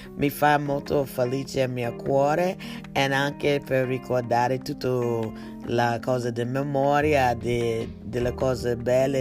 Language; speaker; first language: Italian; non-native, learner; English